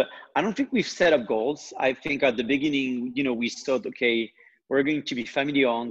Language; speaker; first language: English; non-native, fluent; French